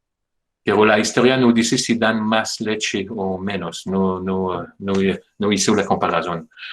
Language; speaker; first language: Spanish; non-native, fluent; French